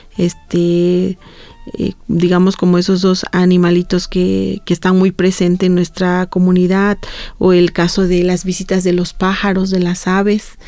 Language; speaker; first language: Spanish; non-native, local second language; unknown